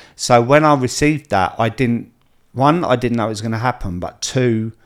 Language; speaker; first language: English; native; English